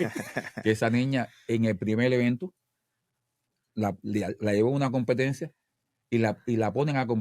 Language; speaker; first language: Spanish; native; Spanish